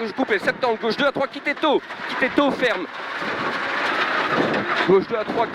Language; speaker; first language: French; native; French